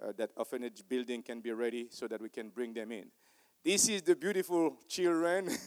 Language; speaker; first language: English; non-native, fluent; Haitian Creole